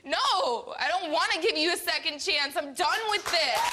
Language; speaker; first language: English; native; English